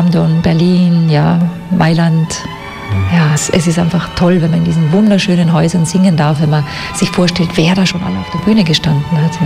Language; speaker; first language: German; native; German